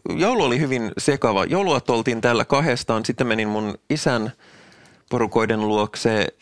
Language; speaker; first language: Finnish; native; Finnish